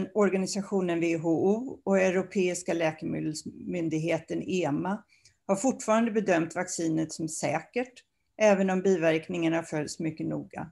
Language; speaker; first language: Swedish; native; Swedish